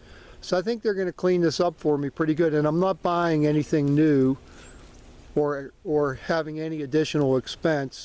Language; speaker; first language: English; native; English